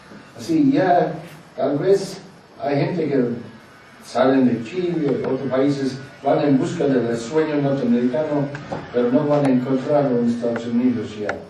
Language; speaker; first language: Spanish; non-native, fluent; English